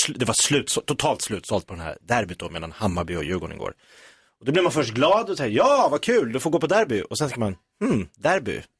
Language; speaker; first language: Swedish; native; Swedish